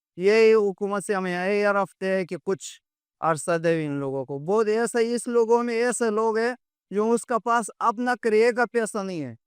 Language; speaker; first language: Urdu; non-native, fluent; Pashto